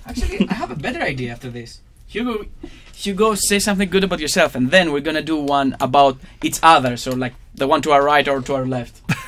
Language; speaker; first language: English; non-native, fluent; Greek